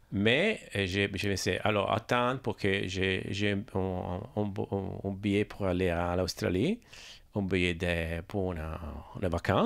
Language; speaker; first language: French; non-native, learner; Italian